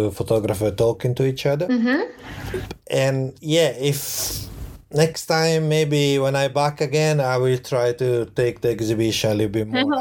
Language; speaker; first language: English; non-native, learner; Italian